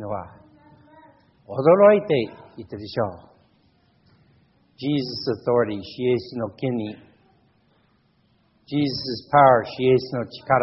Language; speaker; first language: Japanese; non-native, fluent; English